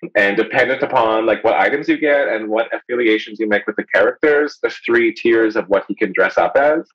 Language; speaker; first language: English; native; English